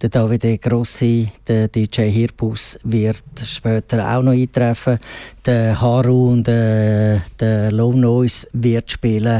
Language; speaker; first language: German; native; German